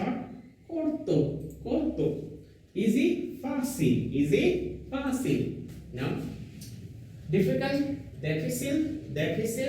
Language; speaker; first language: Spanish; non-native, fluent; Hindi